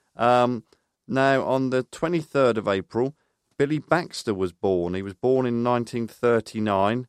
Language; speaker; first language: English; native; English